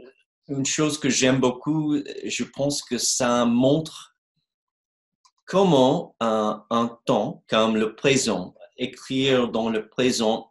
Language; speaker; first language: French; non-native, fluent; English